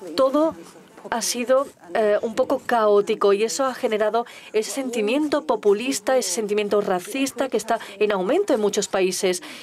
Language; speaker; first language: Spanish; non-native, fluent; Turkish